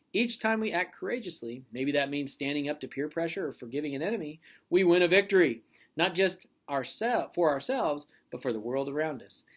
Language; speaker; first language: English; native; English